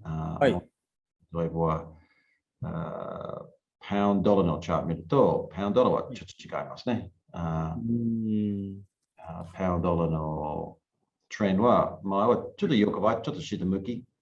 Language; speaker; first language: Japanese; non-native, learner; English